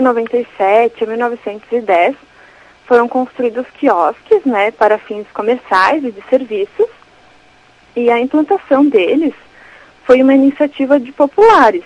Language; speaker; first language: Portuguese; native; Portuguese